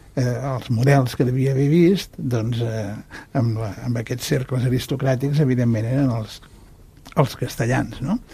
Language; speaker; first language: Catalan; native; Catalan